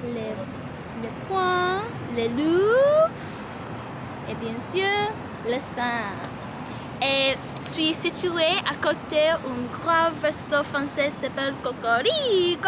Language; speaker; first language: French; non-native, learner; English